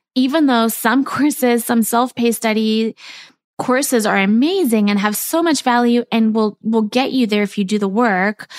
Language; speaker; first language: English; native; English